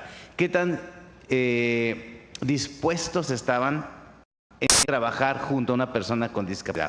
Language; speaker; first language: Spanish; native; Spanish